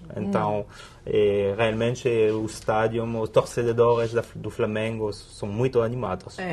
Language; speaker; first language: Portuguese; non-native, fluent; French